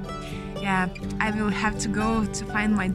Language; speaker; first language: English; non-native, learner; Lithuanian